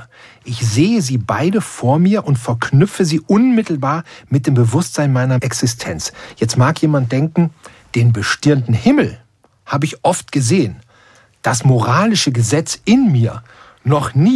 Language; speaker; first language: German; native; German